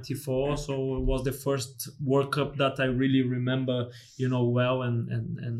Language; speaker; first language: English; non-native, fluent; Portuguese